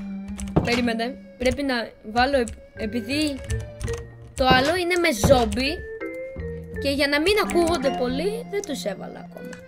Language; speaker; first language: Greek; native; Greek